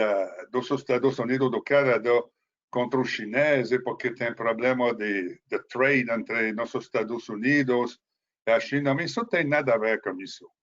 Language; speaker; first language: Portuguese; non-native, fluent; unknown